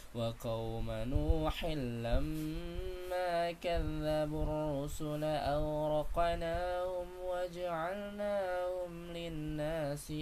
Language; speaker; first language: Arabic; non-native, learner; Indonesian